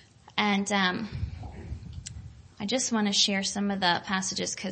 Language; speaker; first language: English; native; English